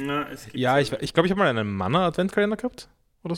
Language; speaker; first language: German; native; German